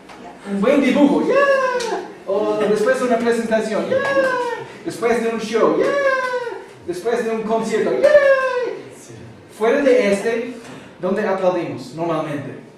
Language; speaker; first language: Spanish; non-native, fluent; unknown